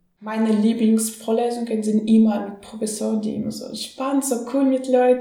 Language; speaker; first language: German; non-native, learner; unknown